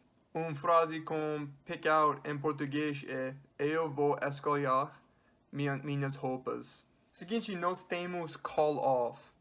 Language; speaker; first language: Portuguese; non-native, learner; English